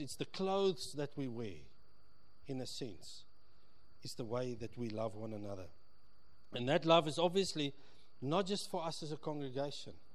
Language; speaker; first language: English; early bilingual, other home language; Afrikaans